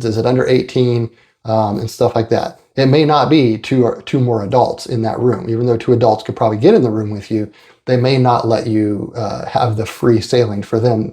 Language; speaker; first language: English; native; English